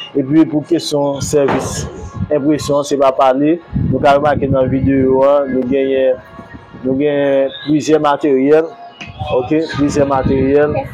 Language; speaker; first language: Haitian Creole; native; Haitian Creole